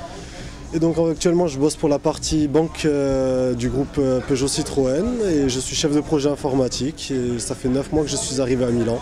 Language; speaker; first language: French; native; French